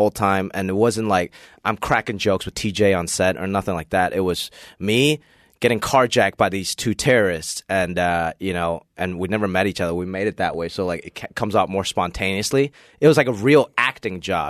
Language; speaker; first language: English; early bilingual, other home language; Cantonese